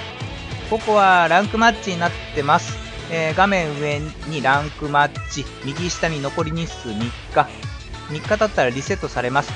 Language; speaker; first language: Japanese; native; Japanese